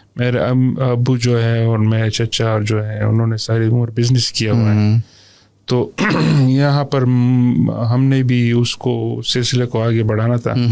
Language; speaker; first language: Urdu; non-native, local second language; Pashto